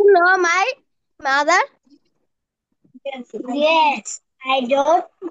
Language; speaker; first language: English; non-native, learner; Bangla